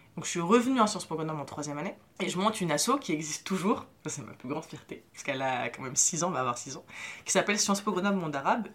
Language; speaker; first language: French; early bilingual, other home language; Arabic